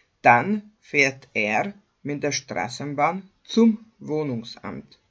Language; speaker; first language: German; non-native, fluent; Hungarian